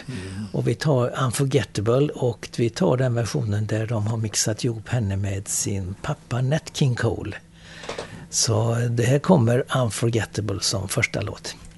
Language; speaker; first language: Swedish; native; Swedish